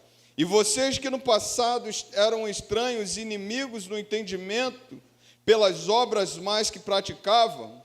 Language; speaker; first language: Portuguese; native; Portuguese